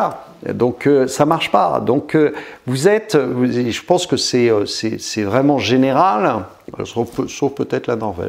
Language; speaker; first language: French; native; French